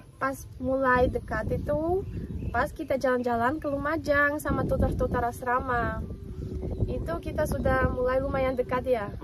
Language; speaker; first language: Indonesian; non-native, fluent; Russian